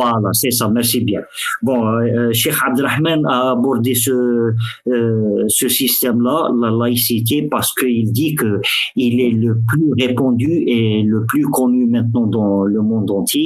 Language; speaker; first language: French; early bilingual, other home language; Arabic